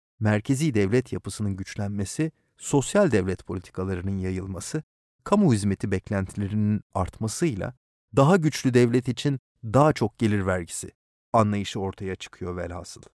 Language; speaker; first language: Turkish; native; Turkish